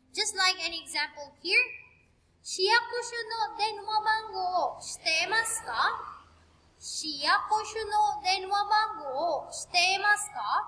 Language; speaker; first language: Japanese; non-native, fluent; Filipino